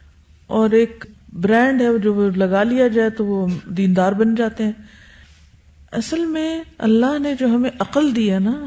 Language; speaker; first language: Urdu; native; Urdu